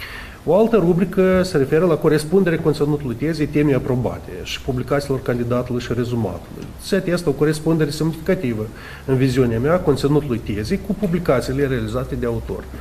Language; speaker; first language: Romanian; native; Romanian